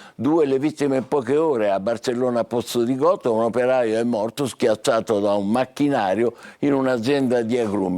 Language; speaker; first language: Italian; native; Italian